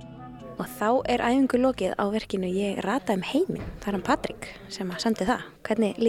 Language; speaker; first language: Icelandic; native; Icelandic